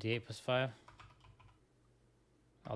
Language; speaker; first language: English; native; English